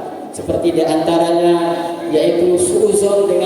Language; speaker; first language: Indonesian; native; Indonesian